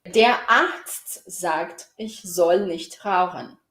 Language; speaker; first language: German; non-native, fluent; Portuguese